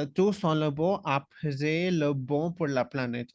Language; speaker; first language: French; non-native, fluent; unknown